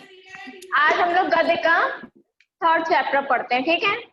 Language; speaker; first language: Hindi; native; Hindi